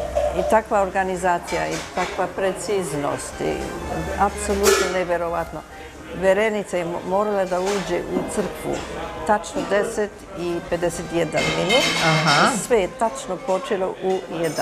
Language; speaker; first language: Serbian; early bilingual, heritage; Serbian